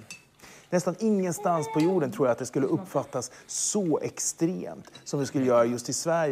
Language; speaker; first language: Swedish; native; Swedish